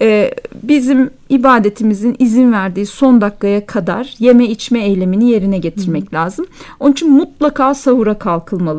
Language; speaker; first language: Turkish; native; Turkish